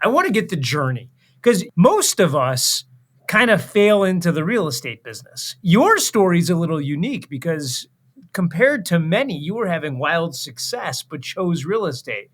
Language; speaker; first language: English; native; English